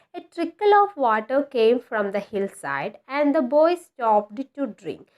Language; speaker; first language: English; non-native, local second language; Malayalam